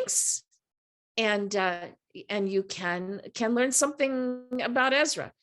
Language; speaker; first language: English; native; English